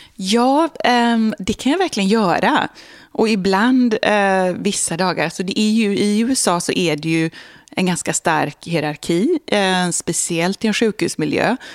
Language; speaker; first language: Swedish; native; Swedish